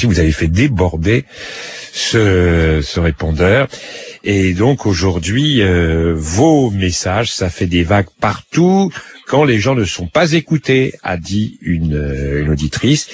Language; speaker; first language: French; native; French